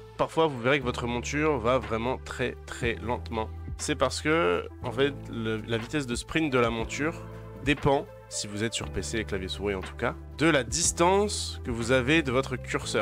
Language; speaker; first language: French; native; French